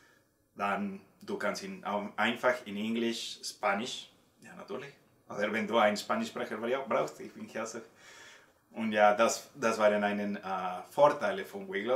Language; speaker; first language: German; non-native, learner; Spanish